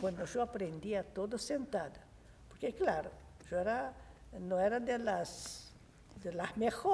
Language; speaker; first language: Spanish; non-native, fluent; Portuguese